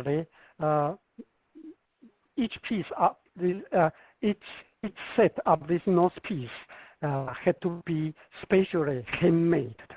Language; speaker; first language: English; non-native, fluent; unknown